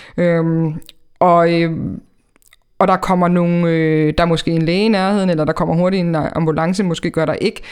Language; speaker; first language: Danish; native; Danish